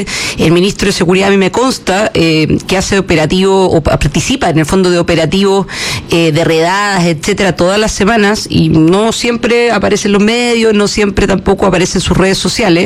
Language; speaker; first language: Spanish; native; Spanish